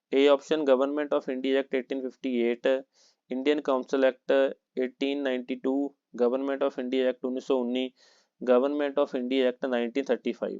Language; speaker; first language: English; non-native, local second language; Punjabi